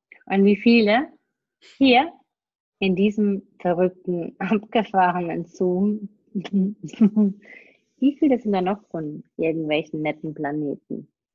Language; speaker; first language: German; native; German